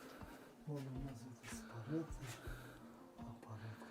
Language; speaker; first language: Russian; non-native, local second language; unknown